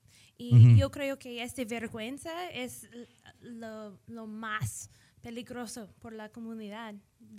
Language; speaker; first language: Spanish; early bilingual, heritage; English